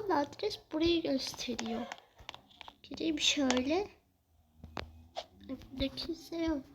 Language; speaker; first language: Turkish; native; Turkish